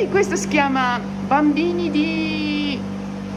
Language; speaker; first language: Italian; non-native, learner; Japanese